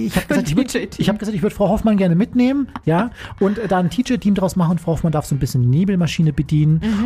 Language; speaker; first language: German; native; German